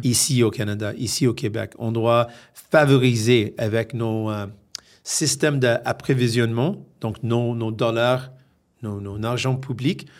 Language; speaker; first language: French; non-native, fluent; English